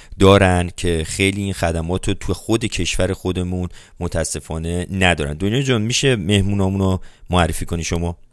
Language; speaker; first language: Persian; native; Persian